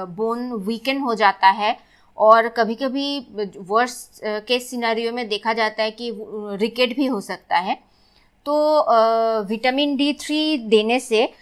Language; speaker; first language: Hindi; non-native, local second language; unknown